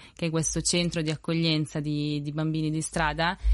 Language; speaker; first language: Italian; early bilingual, other home language; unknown